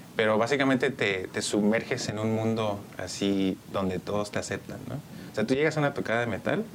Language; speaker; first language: Spanish; early bilingual, heritage; Spanish